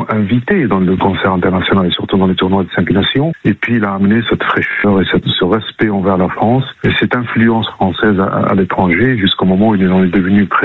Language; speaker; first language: French; non-native, local second language; Arabic